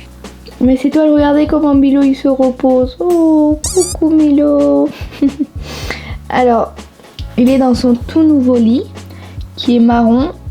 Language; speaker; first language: French; native; French